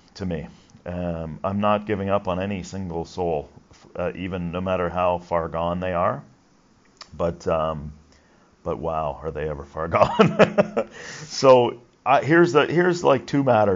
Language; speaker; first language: English; native; English